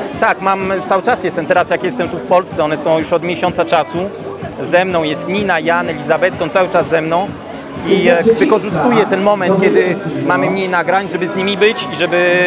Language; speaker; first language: Polish; early bilingual, heritage; Polish